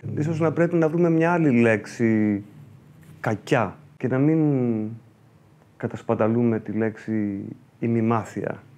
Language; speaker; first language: Greek; early bilingual, heritage; Greek